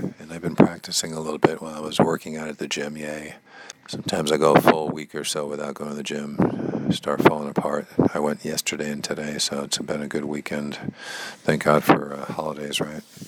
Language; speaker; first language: English; native; English